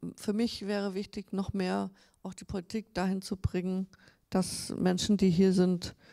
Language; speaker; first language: German; native; German